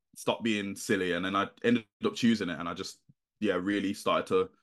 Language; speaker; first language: English; native; English